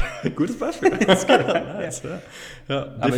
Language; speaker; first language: German; native; German